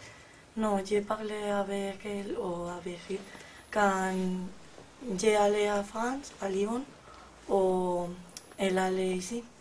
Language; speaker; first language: French; non-native, learner; Spanish